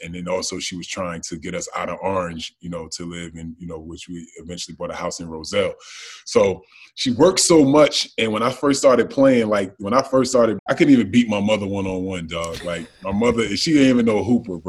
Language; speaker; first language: English; native; English